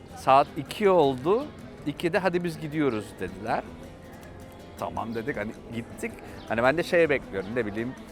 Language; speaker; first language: Turkish; native; Turkish